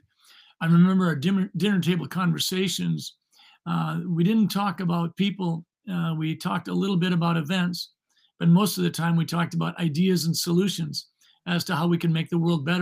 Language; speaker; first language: English; native; English